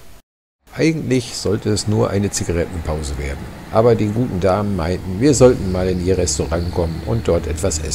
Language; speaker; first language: German; native; German